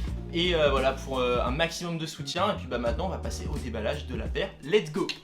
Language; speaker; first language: French; native; French